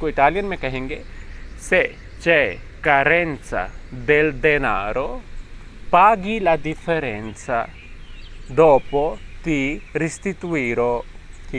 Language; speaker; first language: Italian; non-native, fluent; Urdu